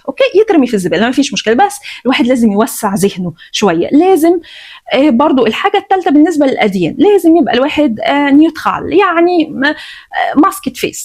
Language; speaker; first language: Egyptian Arabic; native; Egyptian Arabic